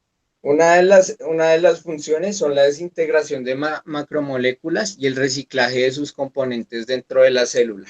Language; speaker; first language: Spanish; native; Spanish